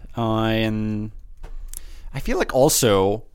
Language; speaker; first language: English; early bilingual, other home language; Spanish